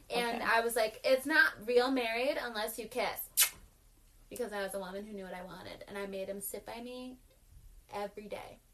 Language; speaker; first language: English; early bilingual, other home language; Yoruba